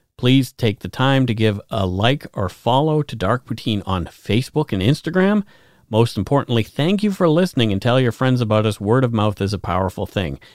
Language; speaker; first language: English; native; English